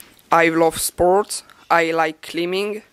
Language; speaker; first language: English; non-native, learner; French